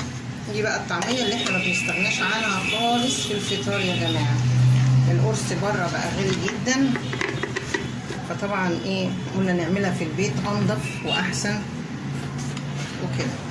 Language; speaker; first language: Arabic; native; Arabic